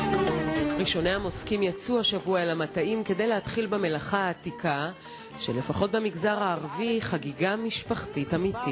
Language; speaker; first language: Hebrew; native; Hebrew